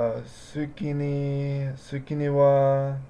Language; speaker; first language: Japanese; non-native, learner; English